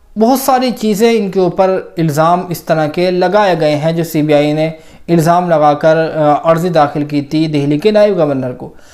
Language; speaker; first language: Hindi; native; Hindi